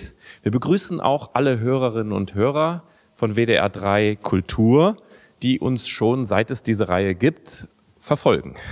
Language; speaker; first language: German; native; German